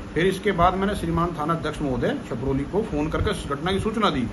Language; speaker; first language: Hindi; native; Hindi